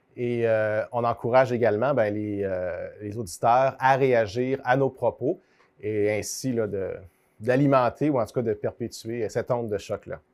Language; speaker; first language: French; native; French